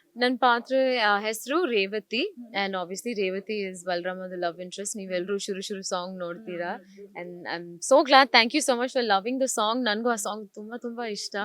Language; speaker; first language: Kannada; non-native, learner; Tamil